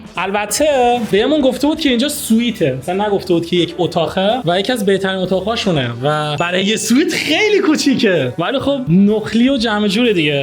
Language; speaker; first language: Persian; native; Persian